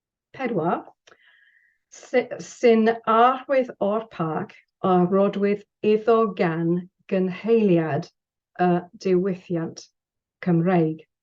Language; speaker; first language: Welsh; non-native, learner; English